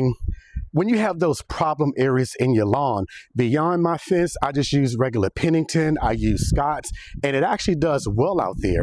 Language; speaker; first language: English; native; English